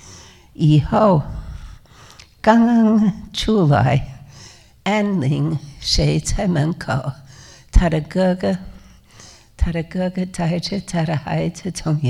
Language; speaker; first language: Chinese; non-native, fluent; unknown